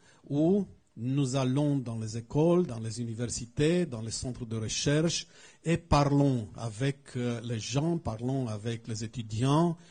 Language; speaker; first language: French; non-native, fluent; Romanian